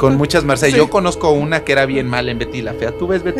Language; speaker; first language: Spanish; native; Spanish